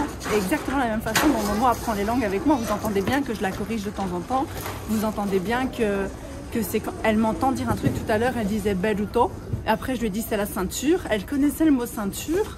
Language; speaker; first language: French; native; French